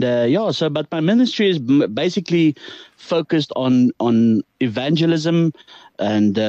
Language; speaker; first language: English; non-native, local second language; Afrikaans